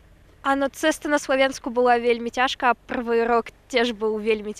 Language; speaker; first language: Slovak; non-native, learner; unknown